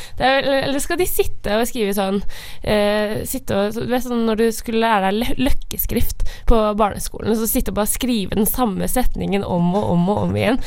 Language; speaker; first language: Norwegian; native; Norwegian